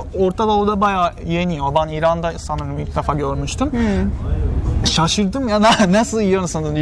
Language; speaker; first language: Turkish; non-native, learner; Japanese